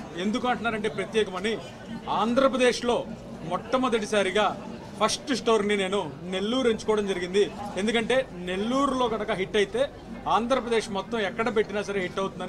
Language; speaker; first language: Telugu; native; Telugu